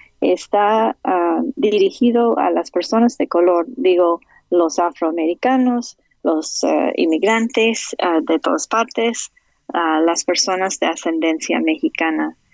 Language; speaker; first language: Spanish; non-native, fluent; English